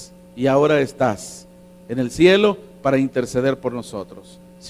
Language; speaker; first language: Spanish; native; Spanish